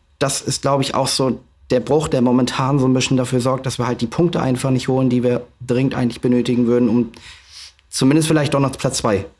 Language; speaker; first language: German; native; German